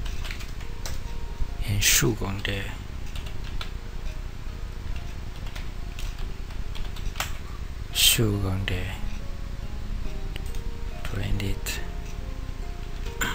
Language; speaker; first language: Swedish; non-native, learner; Vietnamese